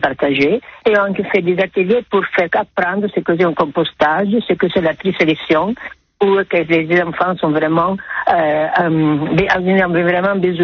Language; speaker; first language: French; non-native, learner; Italian